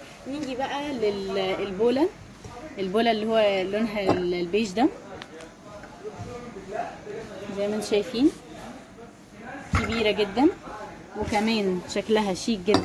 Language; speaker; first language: Arabic; native; Arabic